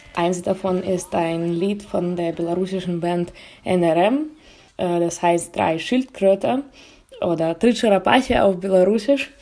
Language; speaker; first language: German; non-native, fluent; Russian